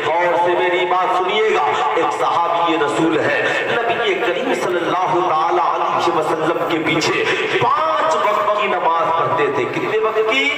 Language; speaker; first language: Urdu; native; Urdu